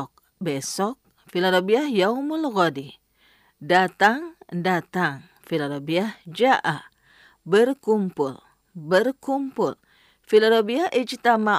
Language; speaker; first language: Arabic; non-native, fluent; Indonesian